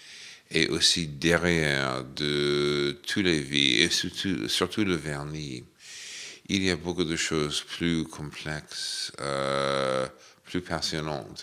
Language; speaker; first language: French; non-native, fluent; English